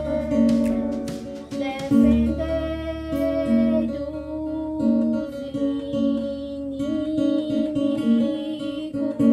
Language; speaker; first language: Portuguese; native; Portuguese